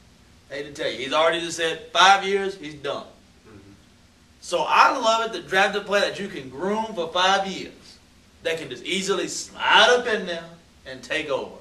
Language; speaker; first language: English; native; English